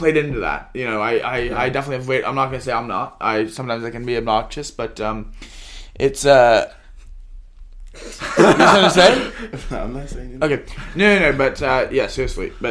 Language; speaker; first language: English; native; English